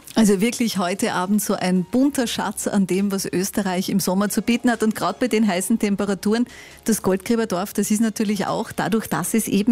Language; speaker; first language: German; native; German